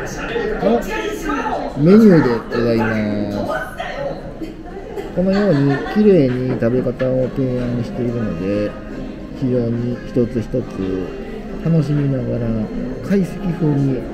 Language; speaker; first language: Japanese; native; Japanese